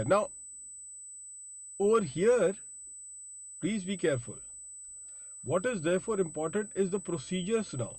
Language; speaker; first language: English; non-native, local second language; Hindi